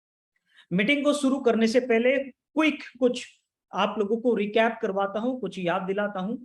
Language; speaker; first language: Hindi; native; Hindi